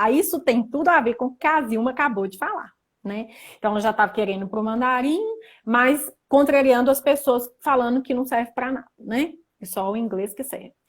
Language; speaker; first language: Portuguese; native; Portuguese